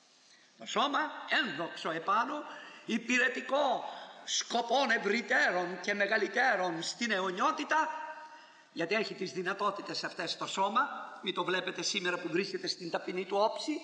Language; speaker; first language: Greek; native; Greek